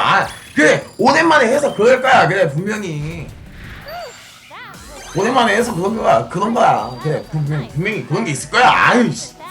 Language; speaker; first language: Korean; native; Korean